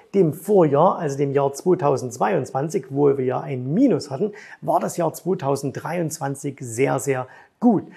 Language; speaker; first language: German; native; German